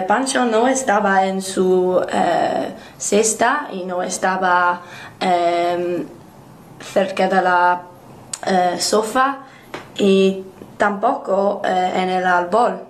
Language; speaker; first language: Spanish; non-native, learner; English